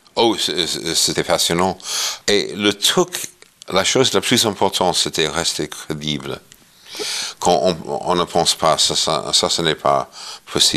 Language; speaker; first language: French; non-native, fluent; English